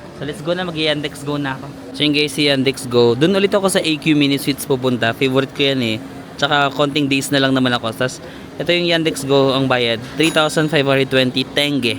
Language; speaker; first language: Filipino; native; Filipino